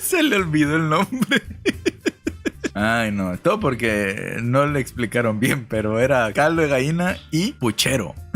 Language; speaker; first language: Spanish; native; Spanish